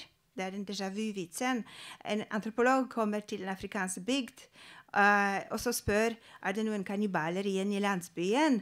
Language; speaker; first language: Norwegian; non-native, fluent; Polish